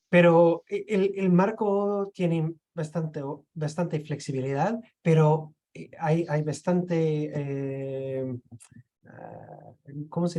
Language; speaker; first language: Spanish; non-native, fluent; English